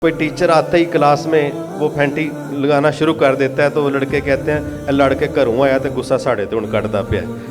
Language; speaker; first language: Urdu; non-native, local second language; Punjabi